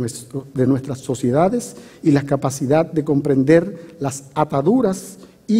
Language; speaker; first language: Spanish; native; Spanish